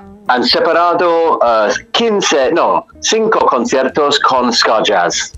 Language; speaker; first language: Spanish; non-native, learner; English